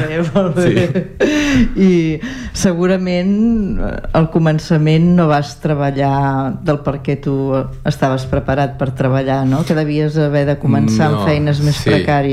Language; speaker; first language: Catalan; native; Catalan